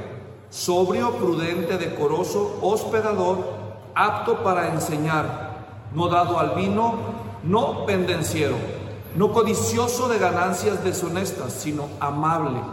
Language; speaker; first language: Spanish; native; Spanish